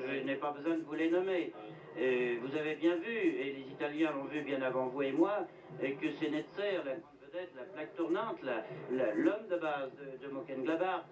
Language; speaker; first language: French; native; French